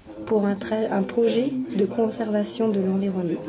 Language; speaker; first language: French; non-native, learner; English